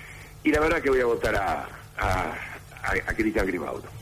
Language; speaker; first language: Spanish; native; Spanish